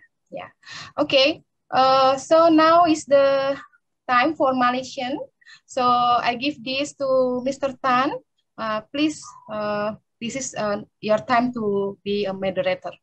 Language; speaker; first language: English; non-native, learner; Indonesian